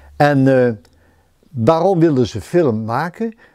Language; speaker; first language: Dutch; native; Dutch